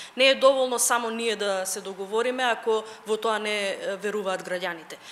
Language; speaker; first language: Macedonian; native; Macedonian